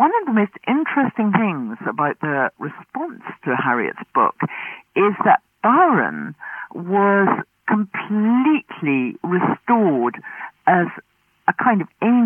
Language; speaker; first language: English; native; English